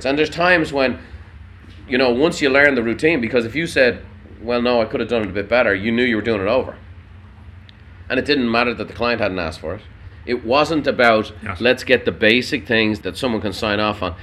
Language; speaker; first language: English; native; English